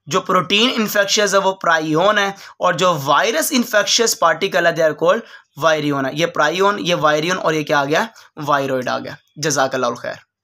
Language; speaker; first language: Urdu; non-native, local second language; Punjabi